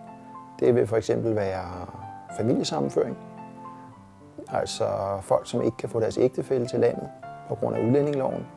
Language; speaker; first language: Danish; native; Danish